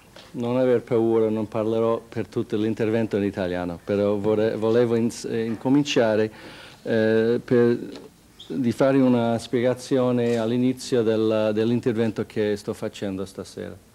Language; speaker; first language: Italian; non-native, fluent; English